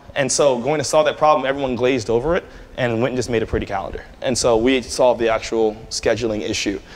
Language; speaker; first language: English; native; English